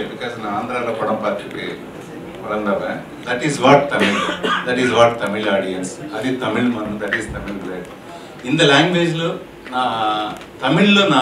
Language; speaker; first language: Tamil; non-native, local second language; Telugu